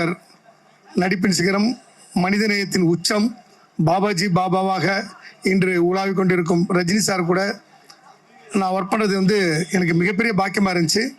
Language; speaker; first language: Tamil; native; Tamil